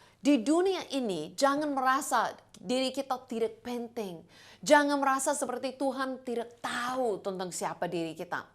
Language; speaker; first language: Indonesian; non-native, fluent; English